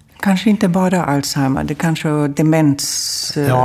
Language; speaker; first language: Swedish; non-native, fluent; German